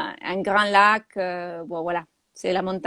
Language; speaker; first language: French; non-native, fluent; Spanish